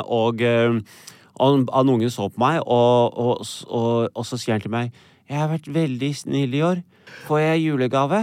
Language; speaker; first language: Norwegian; early bilingual, other home language; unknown